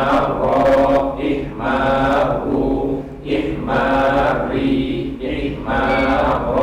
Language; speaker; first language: Arabic; non-native, learner; Indonesian